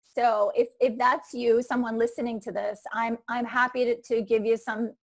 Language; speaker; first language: English; non-native, fluent; Icelandic